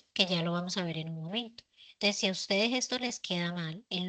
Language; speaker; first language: Spanish; native; Spanish